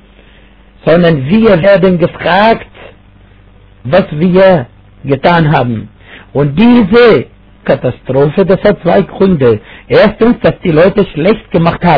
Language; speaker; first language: German; non-native, fluent; Arabic